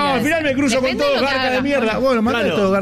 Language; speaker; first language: Spanish; native; Spanish